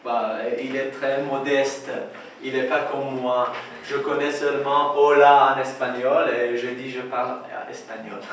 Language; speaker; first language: French; non-native, fluent; Persian